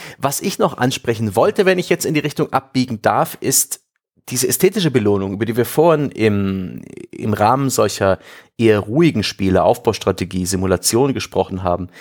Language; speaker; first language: German; native; German